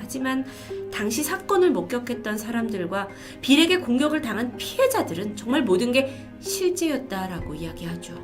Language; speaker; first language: Korean; native; Korean